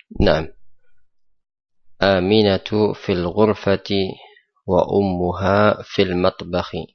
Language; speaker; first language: Arabic; non-native, fluent; Indonesian